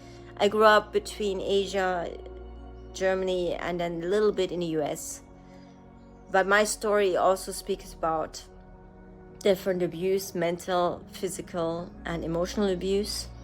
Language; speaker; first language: English; non-native, fluent; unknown